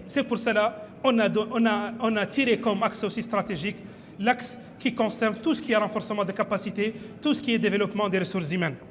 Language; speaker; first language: French; non-native, local second language; Arabic